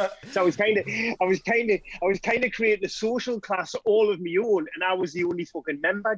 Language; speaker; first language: English; native; English